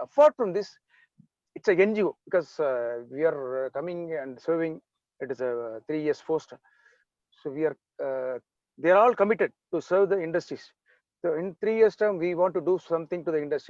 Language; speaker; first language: English; non-native, local second language; Tamil